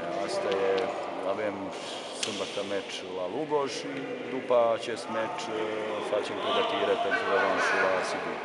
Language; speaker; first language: Romanian; non-native, learner; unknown